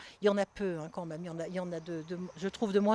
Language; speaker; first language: French; native; French